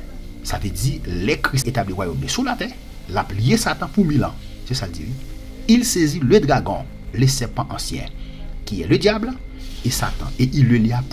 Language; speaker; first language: French; non-native, local second language; Haitian Creole